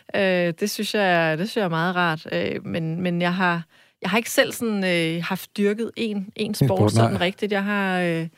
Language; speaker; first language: Danish; early bilingual, other home language; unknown